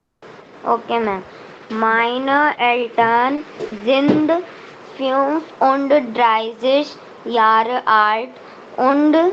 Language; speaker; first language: German; non-native, learner; Hindi